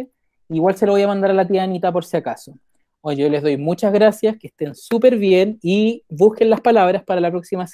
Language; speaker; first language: Spanish; native; Spanish